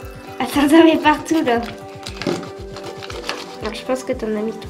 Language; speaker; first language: French; native; French